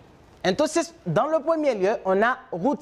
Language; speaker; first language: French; non-native, fluent; Spanish